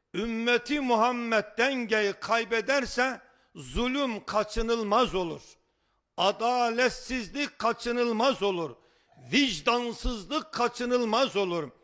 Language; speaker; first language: Turkish; native; Turkish